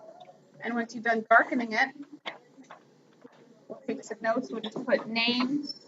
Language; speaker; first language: English; native; English